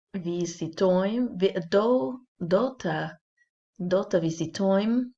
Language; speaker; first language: Albanian; non-native, learner; English